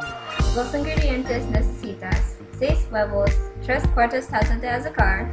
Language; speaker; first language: Spanish; non-native, learner; English